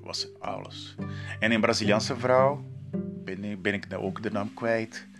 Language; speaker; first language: Dutch; non-native, learner; Portuguese